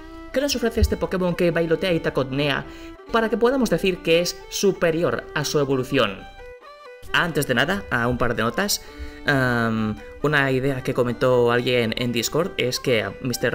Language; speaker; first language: Spanish; native; Spanish